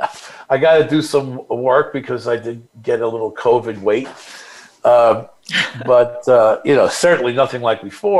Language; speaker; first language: English; native; English